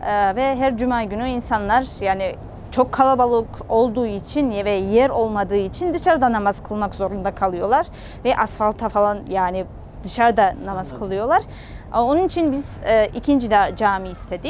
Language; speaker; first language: Turkish; non-native, fluent; Georgian